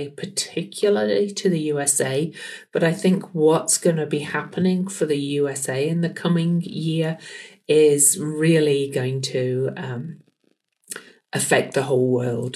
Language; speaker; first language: English; native; English